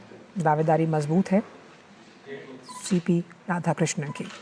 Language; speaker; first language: Hindi; native; Hindi